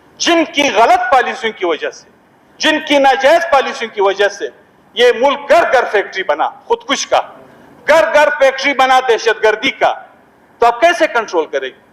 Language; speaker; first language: Urdu; non-native, local second language; Pashto